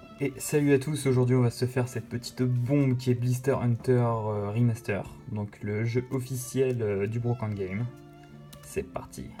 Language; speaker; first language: French; native; French